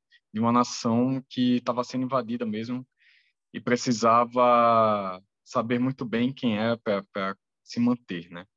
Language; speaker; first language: Portuguese; native; Portuguese